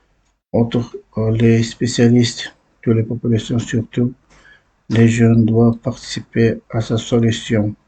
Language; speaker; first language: French; non-native, learner; Uzbek